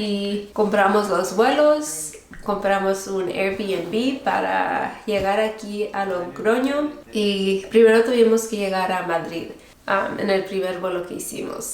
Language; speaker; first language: Spanish; early bilingual, heritage; Spanish